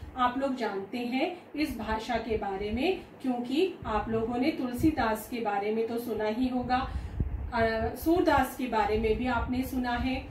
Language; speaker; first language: Hindi; non-native, local second language; Malayalam